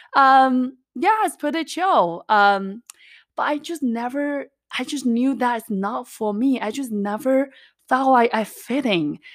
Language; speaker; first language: English; non-native, fluent; Chinese